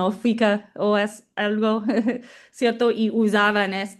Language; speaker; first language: Spanish; non-native, fluent; English